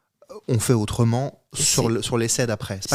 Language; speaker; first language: French; native; French